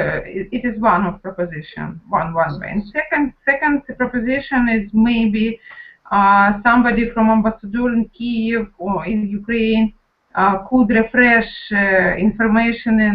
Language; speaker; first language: English; non-native, learner; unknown